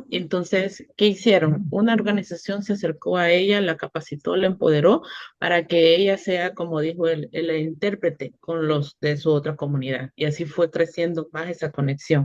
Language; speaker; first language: Spanish; native; Spanish